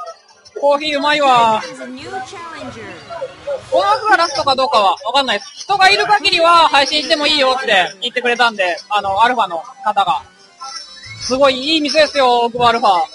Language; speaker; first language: Japanese; native; Japanese